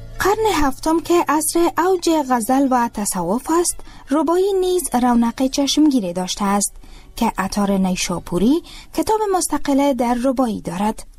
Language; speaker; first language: Persian; native; Persian